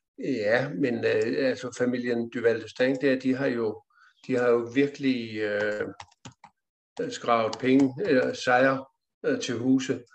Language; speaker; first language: Danish; native; Danish